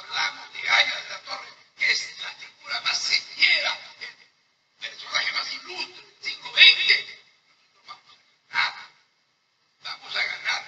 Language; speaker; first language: Spanish; native; Spanish